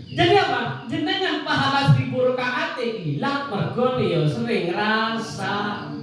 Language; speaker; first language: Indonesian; non-native, local second language; Madurese